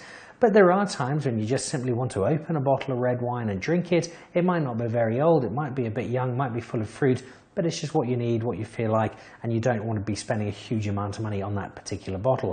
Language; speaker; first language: English; native; English